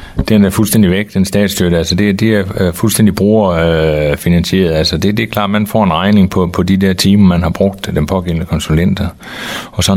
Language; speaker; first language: Danish; native; Danish